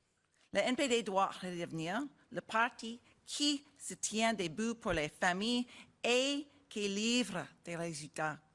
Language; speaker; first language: French; non-native, learner; English